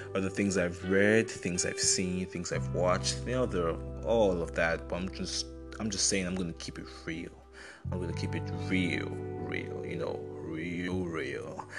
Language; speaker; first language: English; non-native, local second language; Igbo